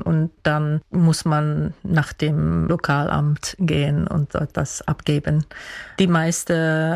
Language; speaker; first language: German; non-native, fluent; Dutch